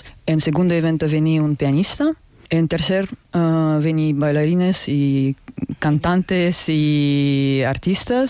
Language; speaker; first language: Spanish; non-native, learner; Russian